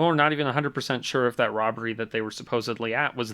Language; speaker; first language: English; native; English